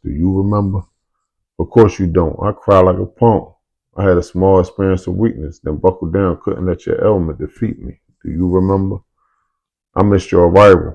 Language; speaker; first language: English; native; English